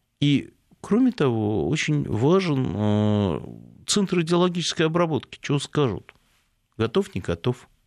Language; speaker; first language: Russian; native; Russian